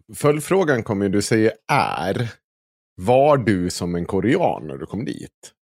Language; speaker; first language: Swedish; native; Swedish